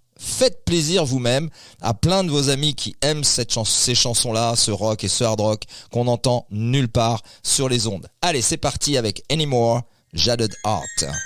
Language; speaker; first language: French; native; French